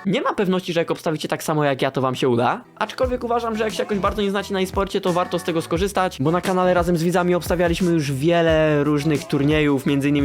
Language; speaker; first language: Polish; native; Polish